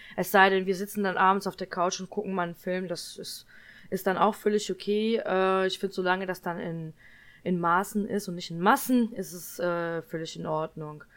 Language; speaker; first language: German; early bilingual, other home language; Polish